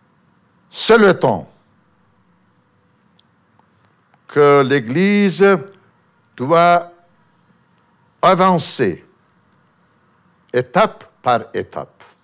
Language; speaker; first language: French; non-native, fluent; Armenian